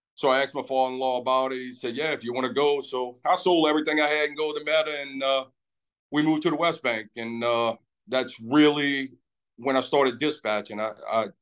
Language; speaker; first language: English; native; English